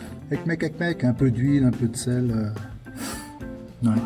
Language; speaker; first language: French; native; French